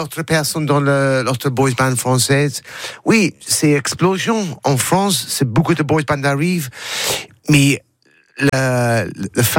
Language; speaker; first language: French; non-native, learner; English